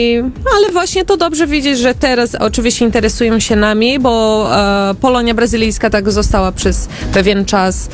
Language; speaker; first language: Polish; early bilingual, heritage; Portuguese